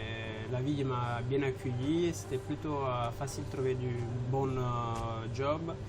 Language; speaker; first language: French; non-native, fluent; Italian